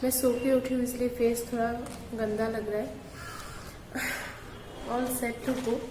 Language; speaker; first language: Hindi; non-native, local second language; Assamese